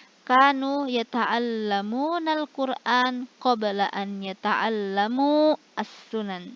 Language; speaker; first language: Arabic; non-native, fluent; Indonesian